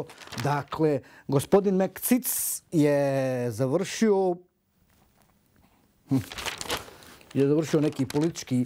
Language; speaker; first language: Croatian; native; Croatian